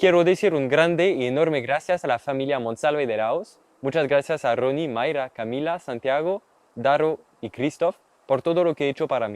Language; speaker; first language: Spanish; non-native, learner; French